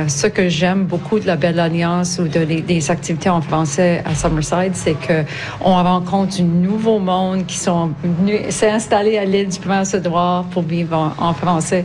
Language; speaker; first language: French; native; French